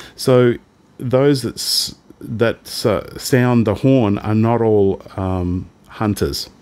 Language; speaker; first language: English; early bilingual, other home language; Italian